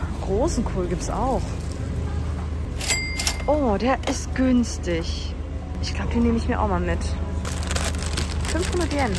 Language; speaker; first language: German; native; German